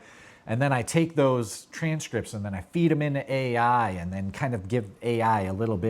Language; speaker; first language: English; native; English